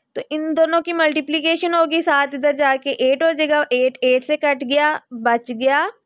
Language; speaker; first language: Urdu; native; Urdu